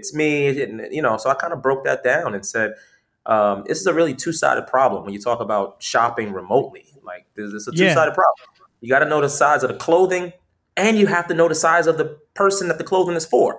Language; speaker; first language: English; native; English